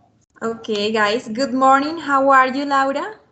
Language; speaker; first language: English; non-native, fluent; Spanish